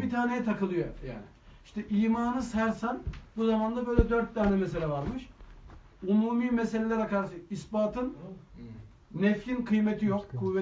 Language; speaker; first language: Turkish; native; Turkish